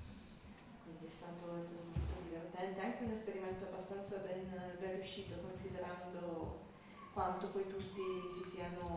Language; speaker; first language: Italian; native; Italian